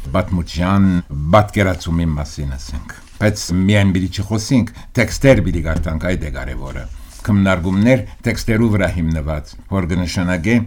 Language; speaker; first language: Armenian; early bilingual, heritage; Armenian